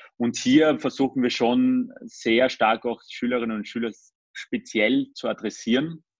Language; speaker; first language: German; early bilingual, other home language; Armenian